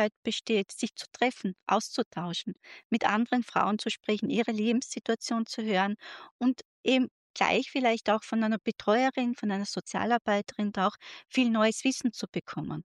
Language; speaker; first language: German; native; German